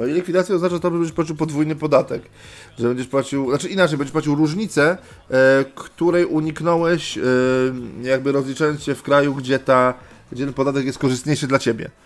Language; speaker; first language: Polish; native; Polish